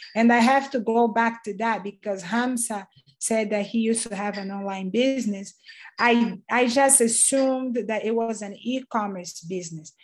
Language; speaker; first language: English; non-native, fluent; Portuguese